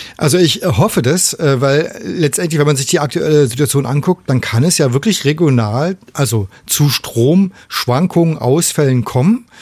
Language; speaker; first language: German; native; German